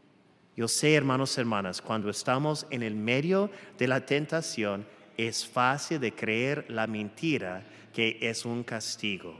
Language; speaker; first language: Spanish; non-native, fluent; English